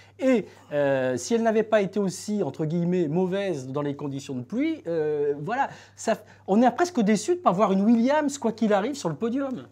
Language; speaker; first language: French; native; French